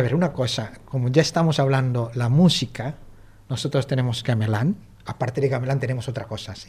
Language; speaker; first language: Spanish; non-native, fluent; Indonesian